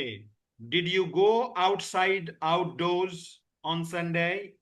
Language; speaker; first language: English; non-native, fluent; Urdu